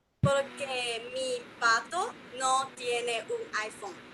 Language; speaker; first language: Spanish; non-native, learner; English